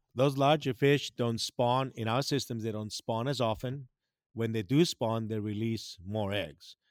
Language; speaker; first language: English; non-native, fluent; Greek